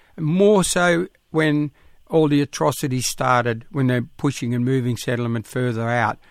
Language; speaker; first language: English; native; English